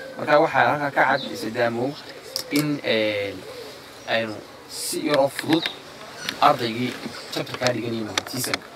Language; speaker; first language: Somali; native; Somali